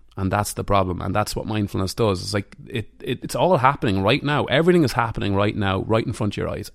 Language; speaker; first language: English; native; English